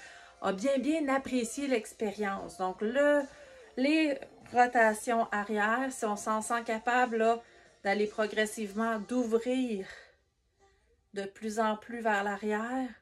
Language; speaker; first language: French; native; French